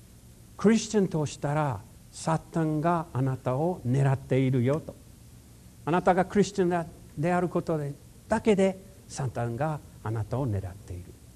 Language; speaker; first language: Japanese; non-native, fluent; English